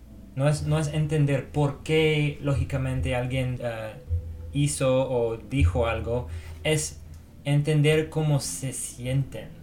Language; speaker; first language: Spanish; non-native, fluent; English